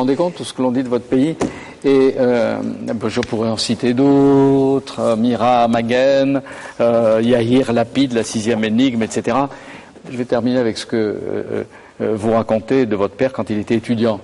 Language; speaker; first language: French; native; French